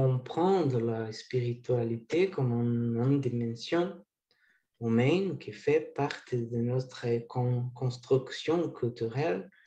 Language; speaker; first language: French; non-native, learner; Portuguese